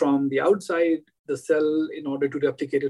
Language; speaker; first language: English; non-native, local second language; Hindi